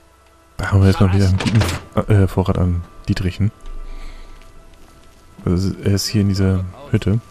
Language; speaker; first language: German; native; German